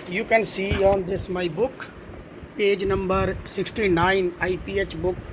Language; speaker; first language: English; non-native, local second language; Punjabi